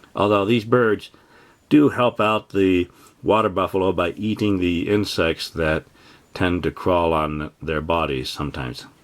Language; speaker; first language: English; native; English